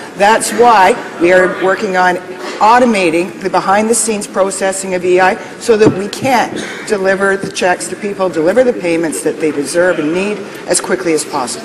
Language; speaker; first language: English; native; English